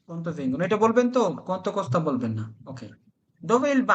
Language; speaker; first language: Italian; non-native, fluent; Bangla